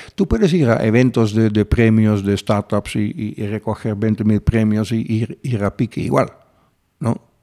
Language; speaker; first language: Spanish; non-native, fluent; Dutch